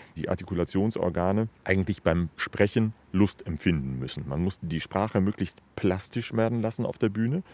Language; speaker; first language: German; native; German